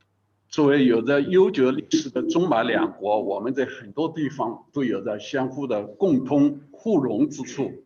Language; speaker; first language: Chinese; native; Chinese